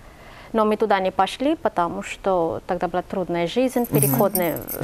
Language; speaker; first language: Russian; non-native, fluent; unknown